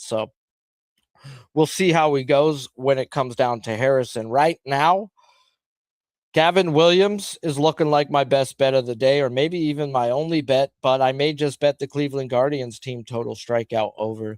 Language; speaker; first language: English; native; English